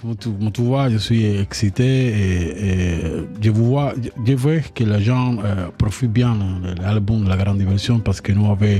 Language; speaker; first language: French; non-native, learner; Spanish